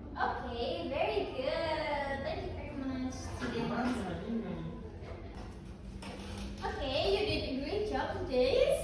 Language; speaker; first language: English; non-native, fluent; Indonesian